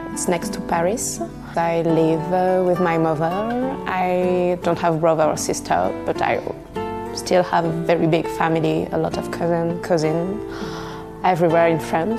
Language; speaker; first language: English; non-native, fluent; French